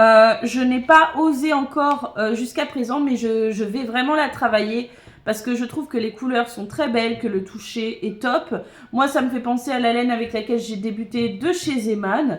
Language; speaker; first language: French; native; French